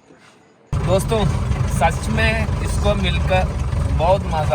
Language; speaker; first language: Hindi; non-native, local second language; Malayalam